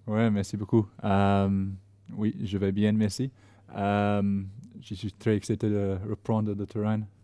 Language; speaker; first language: French; non-native, learner; English